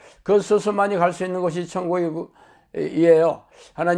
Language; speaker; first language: Korean; native; Korean